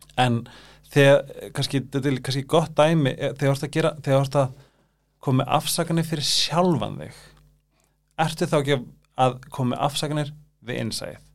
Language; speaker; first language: Icelandic; native; Icelandic